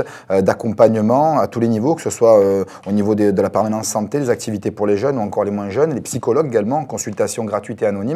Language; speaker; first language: French; native; French